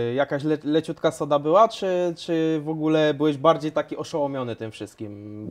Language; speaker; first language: Polish; native; Polish